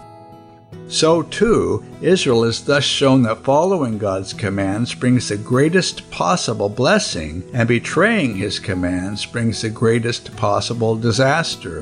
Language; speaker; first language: English; non-native, local second language; Yoruba